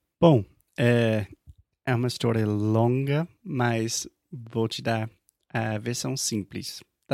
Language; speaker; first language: Portuguese; non-native, fluent; English